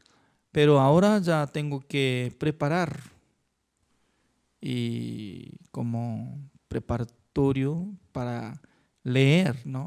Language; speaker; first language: Spanish; non-native, learner; Korean